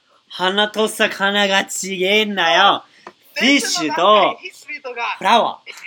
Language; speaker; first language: Japanese; non-native, learner; English